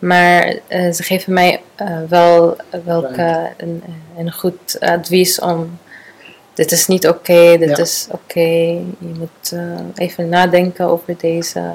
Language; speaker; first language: Dutch; non-native, learner; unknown